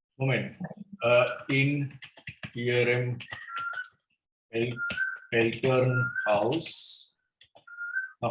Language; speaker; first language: German; non-native, fluent; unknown